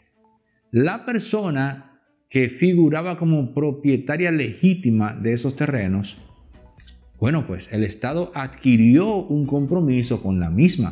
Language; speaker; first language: Spanish; native; Spanish